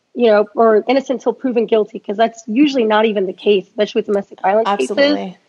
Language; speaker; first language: English; native; English